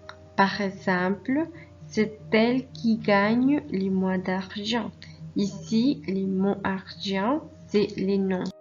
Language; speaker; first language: French; non-native, fluent; Spanish